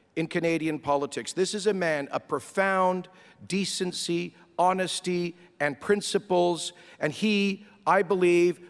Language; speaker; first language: English; native; English